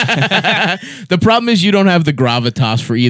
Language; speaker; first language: English; native; English